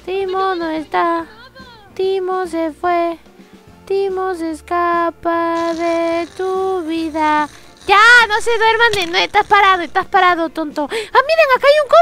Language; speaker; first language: Spanish; native; Spanish